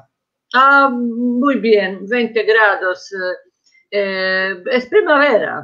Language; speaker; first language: Spanish; non-native, fluent; Croatian